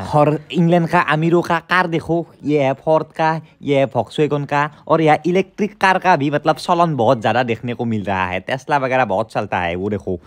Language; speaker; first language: Hindi; non-native, local second language; Assamese